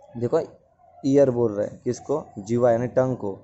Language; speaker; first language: Hindi; non-native, local second language; Marathi